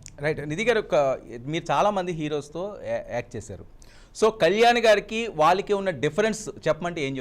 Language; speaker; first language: Telugu; native; Telugu